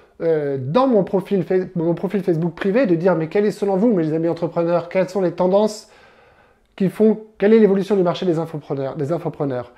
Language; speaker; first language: French; native; French